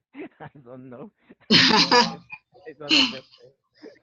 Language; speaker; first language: English; non-native, learner; Spanish